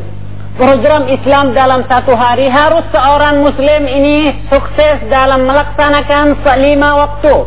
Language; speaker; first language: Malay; non-native, fluent; Arabic